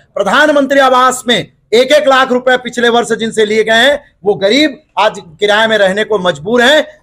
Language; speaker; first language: Hindi; native; Hindi